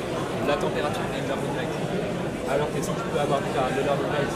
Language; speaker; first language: French; native; French